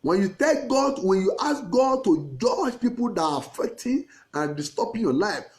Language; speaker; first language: English; non-native, local second language; Yoruba